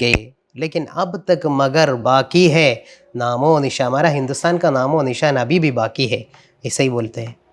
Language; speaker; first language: Hindi; non-native, local second language; Malayalam